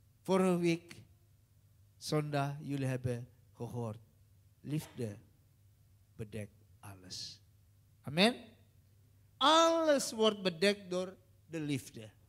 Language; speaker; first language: Dutch; non-native, learner; Indonesian